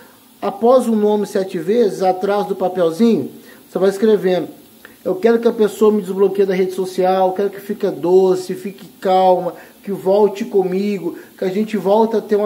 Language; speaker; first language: Portuguese; native; Portuguese